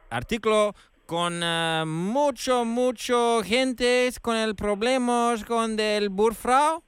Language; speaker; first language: Spanish; non-native, learner; Dutch